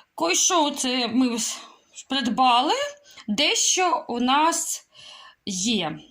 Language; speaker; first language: Ukrainian; non-native, local second language; Russian